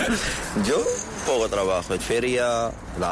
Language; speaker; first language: Spanish; non-native, learner; Arabic